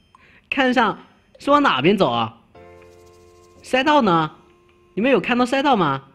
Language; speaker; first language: Chinese; native; Chinese